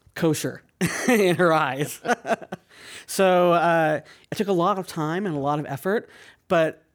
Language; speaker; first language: English; native; English